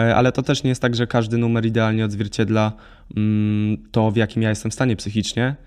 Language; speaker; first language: Polish; native; Polish